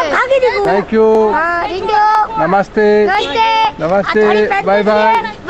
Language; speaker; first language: English; non-native, learner; Berber languages